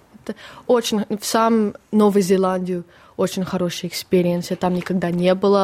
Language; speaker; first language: Russian; early bilingual, heritage; Russian